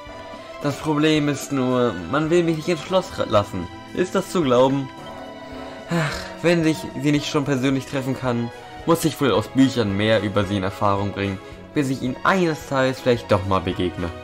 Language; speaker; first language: German; native; German